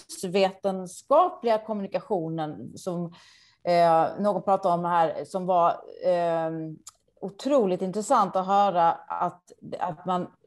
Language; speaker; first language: Swedish; native; Swedish